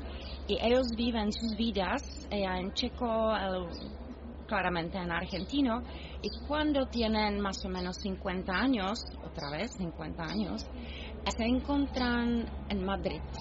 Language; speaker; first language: Spanish; non-native, fluent; Czech